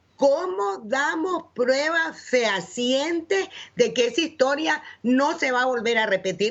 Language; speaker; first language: Spanish; native; Spanish